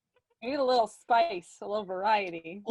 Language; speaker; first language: English; native; English